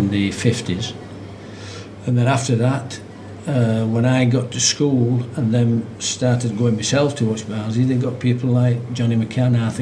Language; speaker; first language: English; native; English